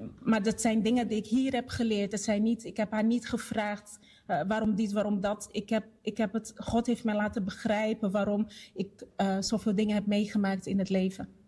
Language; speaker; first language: Dutch; non-native, fluent; Portuguese